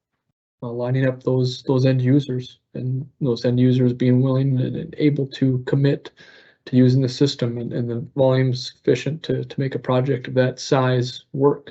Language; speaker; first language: English; native; English